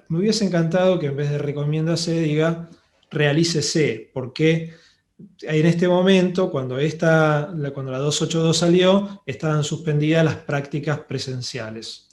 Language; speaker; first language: Spanish; native; Spanish